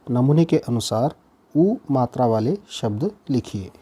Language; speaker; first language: Hindi; non-native, local second language; Kannada